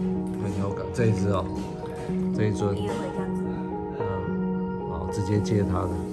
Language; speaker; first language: Chinese; native; Chinese